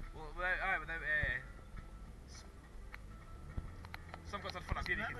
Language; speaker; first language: English; native; English